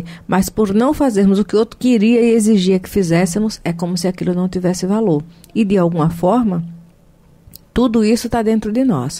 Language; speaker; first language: Portuguese; native; Portuguese